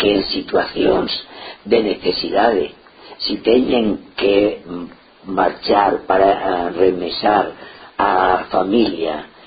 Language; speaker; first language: Galician; non-native, local second language; Spanish